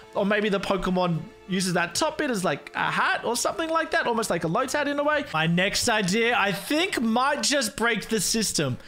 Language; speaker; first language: English; native; English